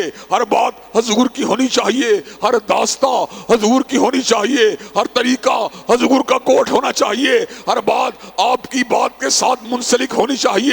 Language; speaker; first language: Urdu; native; Urdu